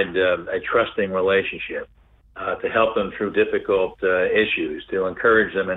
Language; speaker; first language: English; native; English